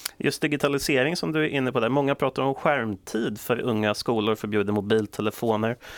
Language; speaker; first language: Swedish; native; Swedish